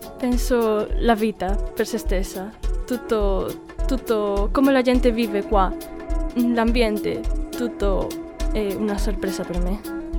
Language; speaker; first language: Italian; non-native, fluent; Spanish